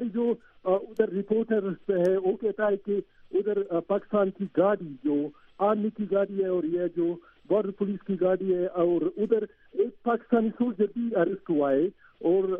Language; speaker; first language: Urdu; non-native, learner; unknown